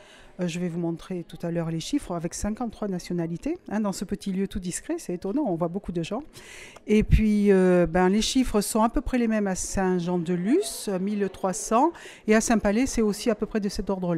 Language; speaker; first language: French; native; French